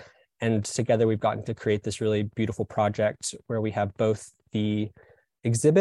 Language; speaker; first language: English; native; English